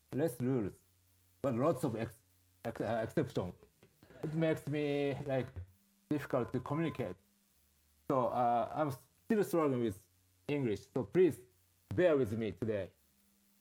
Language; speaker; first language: English; non-native, fluent; Japanese